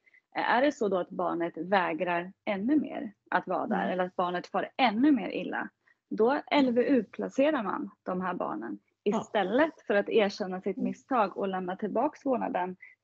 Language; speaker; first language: Swedish; native; Swedish